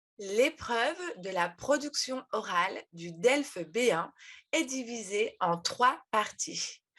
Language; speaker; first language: French; native; French